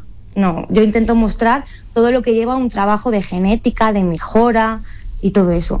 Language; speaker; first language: Spanish; native; Spanish